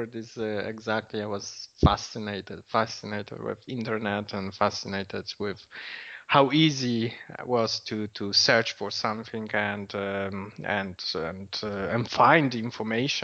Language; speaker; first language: English; non-native, fluent; Polish